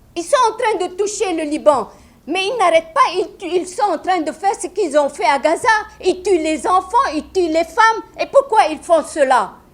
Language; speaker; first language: French; non-native, local second language; Wolof